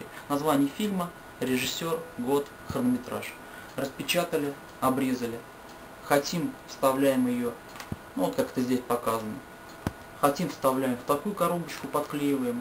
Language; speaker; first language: Russian; native; Russian